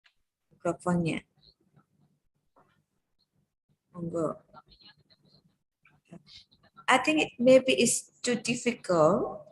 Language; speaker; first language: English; non-native, learner; Indonesian